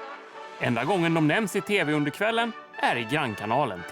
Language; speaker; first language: Swedish; native; Swedish